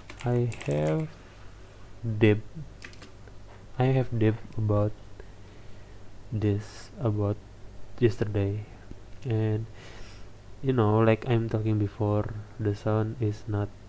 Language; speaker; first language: English; non-native, learner; Indonesian